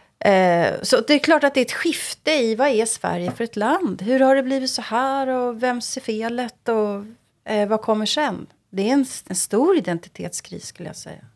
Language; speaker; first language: Swedish; native; Swedish